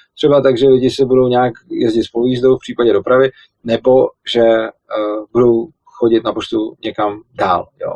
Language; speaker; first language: Czech; native; Czech